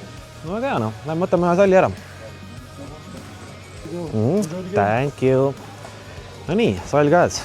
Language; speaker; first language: Estonian; native; Estonian